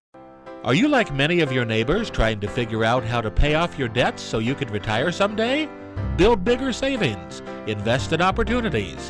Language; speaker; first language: English; native; English